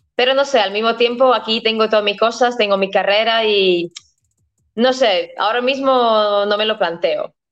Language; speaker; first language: Spanish; non-native, fluent; Latvian